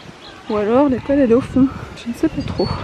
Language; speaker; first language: French; native; French